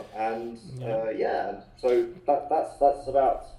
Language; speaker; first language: English; native; English